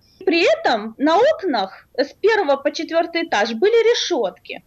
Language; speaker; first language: Russian; native; Russian